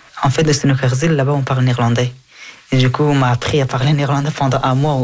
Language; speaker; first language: French; early bilingual, other home language; Persian